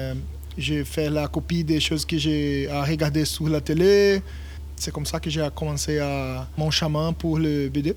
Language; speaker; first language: French; non-native, learner; Portuguese